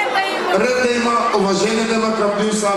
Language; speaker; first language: Bulgarian; non-native, local second language; Turkish